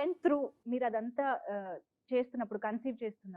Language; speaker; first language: Telugu; native; Telugu